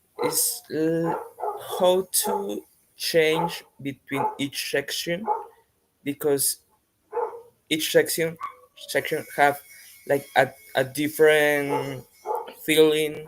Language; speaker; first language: English; non-native, fluent; Spanish